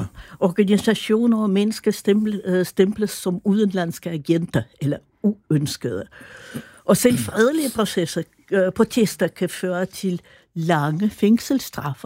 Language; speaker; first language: Danish; non-native, fluent; Russian